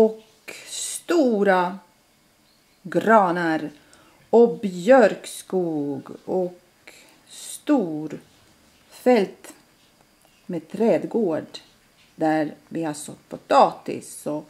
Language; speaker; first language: Swedish; non-native, fluent; Latvian